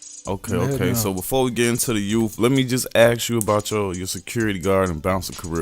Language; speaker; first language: English; native; English